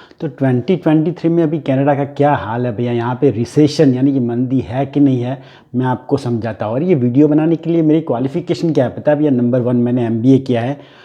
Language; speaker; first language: Hindi; non-native, local second language; Gujarati